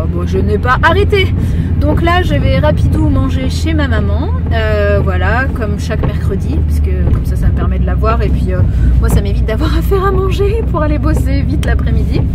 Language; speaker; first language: French; native; French